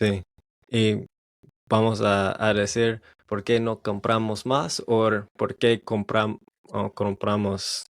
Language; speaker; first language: Spanish; non-native, learner; English